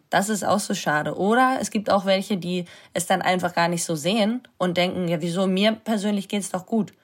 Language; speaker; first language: German; native; German